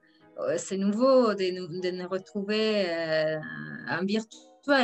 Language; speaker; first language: French; non-native, fluent; Spanish